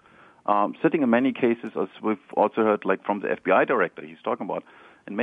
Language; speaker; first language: English; non-native, fluent; German